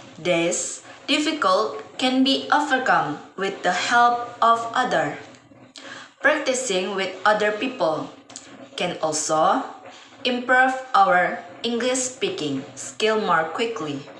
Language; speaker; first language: English; non-native, learner; Indonesian